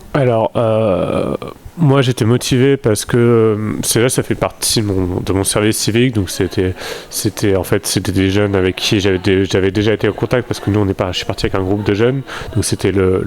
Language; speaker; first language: French; native; French